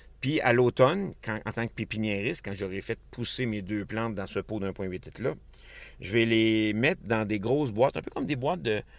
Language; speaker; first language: French; native; French